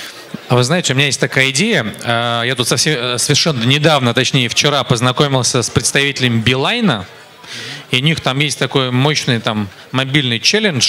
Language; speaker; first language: Russian; native; Russian